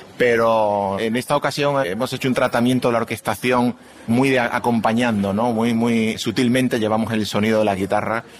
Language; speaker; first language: Spanish; native; Spanish